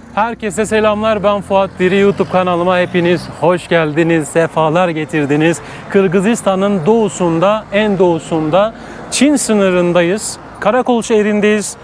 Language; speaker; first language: Turkish; native; Turkish